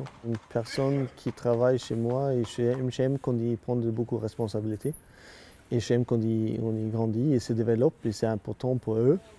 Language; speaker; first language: French; non-native, learner; Swedish